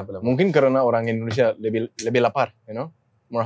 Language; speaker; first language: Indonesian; non-native, learner; Danish